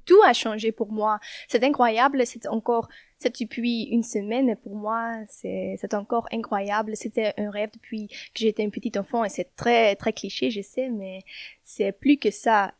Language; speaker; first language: French; non-native, learner; Dutch